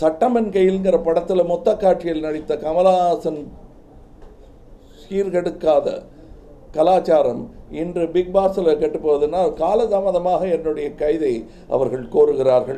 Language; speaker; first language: Tamil; native; Tamil